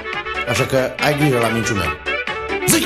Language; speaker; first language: Romanian; native; Romanian